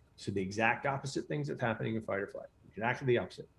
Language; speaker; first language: English; native; English